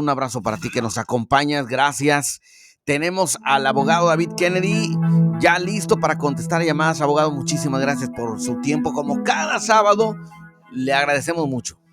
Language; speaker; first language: Spanish; native; Spanish